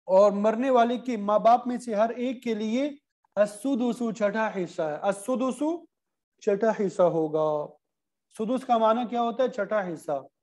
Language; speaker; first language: Urdu; native; Urdu